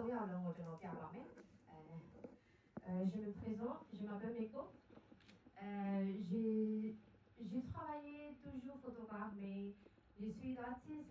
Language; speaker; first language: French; non-native, learner; Burmese